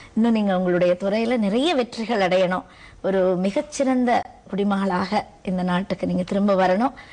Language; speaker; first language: Tamil; native; Tamil